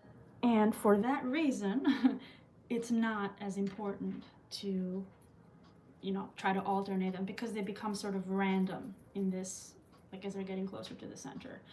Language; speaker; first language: English; early bilingual, other home language; Albanian